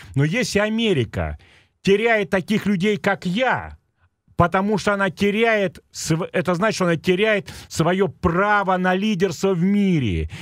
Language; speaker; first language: Russian; native; Russian